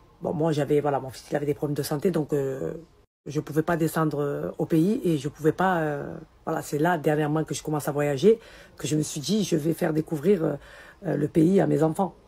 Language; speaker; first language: French; early bilingual, other home language; Arabic